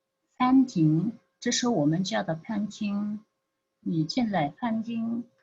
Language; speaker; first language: Chinese; non-native, fluent; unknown